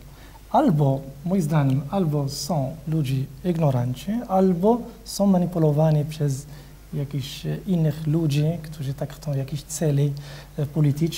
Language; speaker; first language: Polish; non-native, learner; Arabic